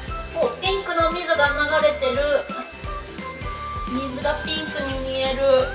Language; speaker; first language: Japanese; non-native, fluent; German